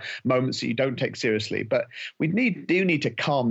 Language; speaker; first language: English; native; English